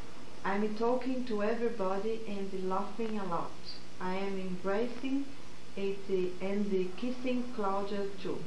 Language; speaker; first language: English; non-native, learner; Portuguese